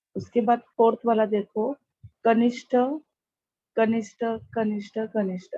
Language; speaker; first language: Hindi; non-native, local second language; Marathi